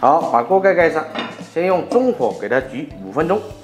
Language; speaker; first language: Chinese; non-native, local second language; Hakka Chinese